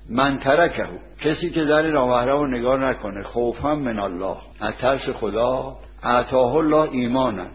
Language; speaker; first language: Persian; native; Persian